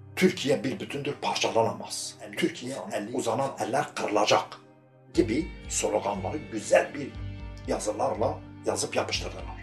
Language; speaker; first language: Turkish; non-native, local second language; Kurdish